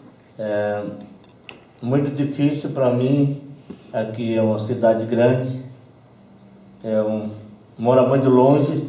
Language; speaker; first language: Portuguese; non-native, local second language; Yanomámi